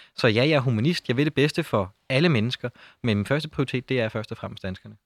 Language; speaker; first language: Danish; native; Danish